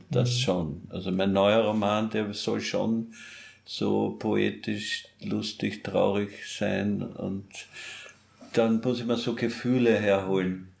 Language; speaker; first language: German; native; German